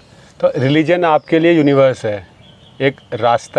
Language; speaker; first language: Hindi; native; Hindi